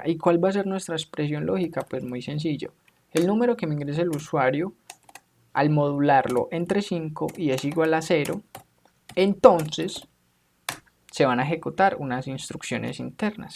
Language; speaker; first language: Spanish; native; Spanish